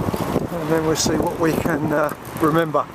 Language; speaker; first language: English; native; English